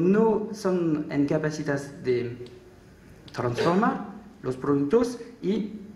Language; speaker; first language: Spanish; non-native, learner; French